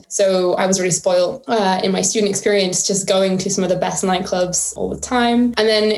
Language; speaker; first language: English; native; English